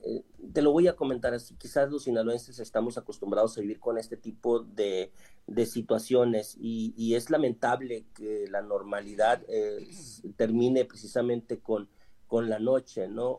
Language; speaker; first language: Spanish; native; Spanish